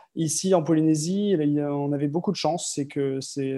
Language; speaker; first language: French; native; French